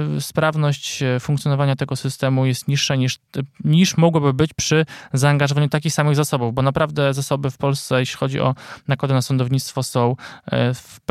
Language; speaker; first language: Polish; native; Polish